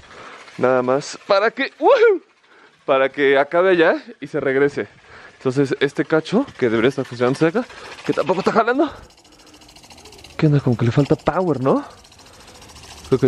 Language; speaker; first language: Spanish; native; Spanish